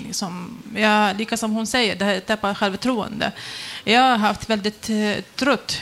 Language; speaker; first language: Swedish; non-native, learner; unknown